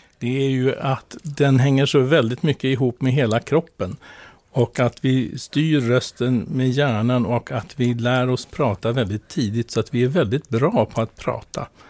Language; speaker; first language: Swedish; native; Swedish